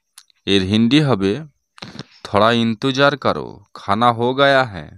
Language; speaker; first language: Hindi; non-native, learner; Bangla